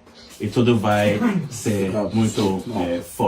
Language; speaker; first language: Portuguese; non-native, learner; English